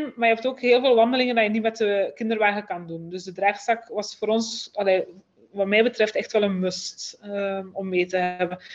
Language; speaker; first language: Dutch; native; Dutch